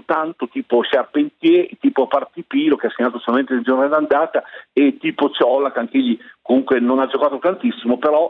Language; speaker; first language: Italian; native; Italian